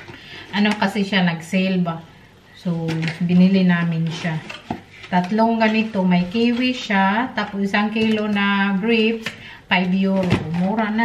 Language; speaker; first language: Filipino; non-native, local second language; Cebuano